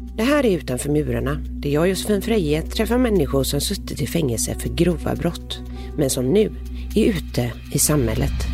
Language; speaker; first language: Swedish; native; Swedish